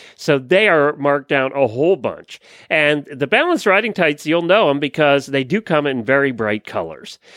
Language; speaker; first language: English; native; English